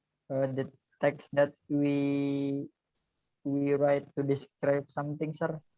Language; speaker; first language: English; non-native, learner; Indonesian